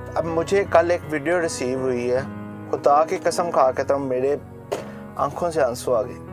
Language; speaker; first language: Urdu; native; Urdu